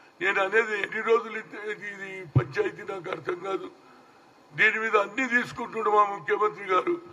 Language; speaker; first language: Telugu; native; Telugu